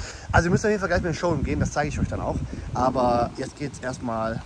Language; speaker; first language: German; native; German